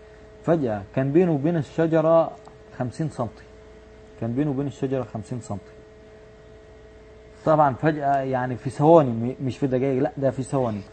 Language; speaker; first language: Arabic; native; Arabic